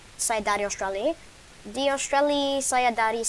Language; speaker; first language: Indonesian; non-native, learner; English